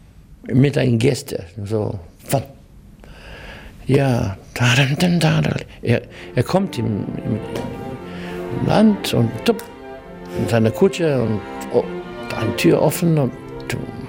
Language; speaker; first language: German; non-native, learner; English